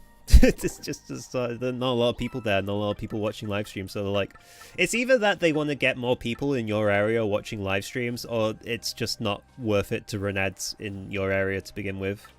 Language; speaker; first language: English; native; English